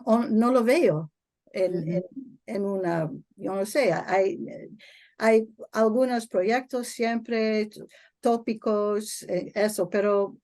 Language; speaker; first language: Spanish; non-native, learner; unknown